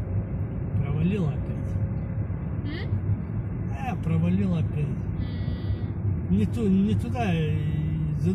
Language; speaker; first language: Russian; non-native, learner; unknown